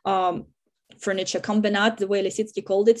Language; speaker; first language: English; non-native, fluent; Russian